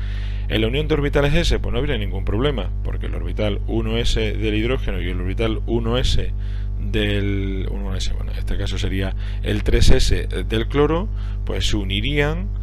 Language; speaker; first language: Spanish; native; Spanish